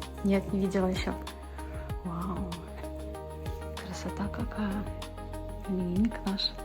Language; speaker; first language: Russian; native; Russian